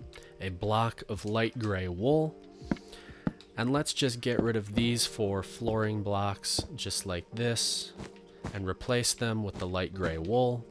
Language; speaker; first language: English; native; English